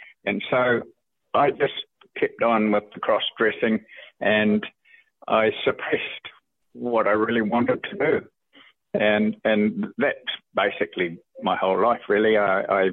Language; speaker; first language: English; native; English